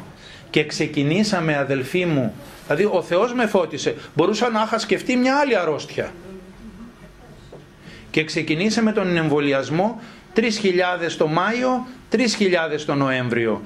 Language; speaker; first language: Greek; native; Greek